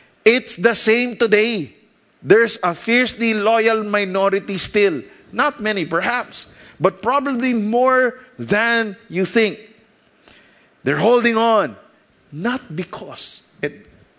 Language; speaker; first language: English; non-native, local second language; Filipino